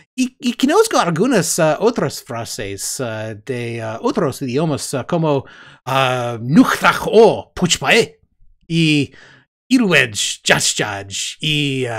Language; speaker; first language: Spanish; non-native, learner; English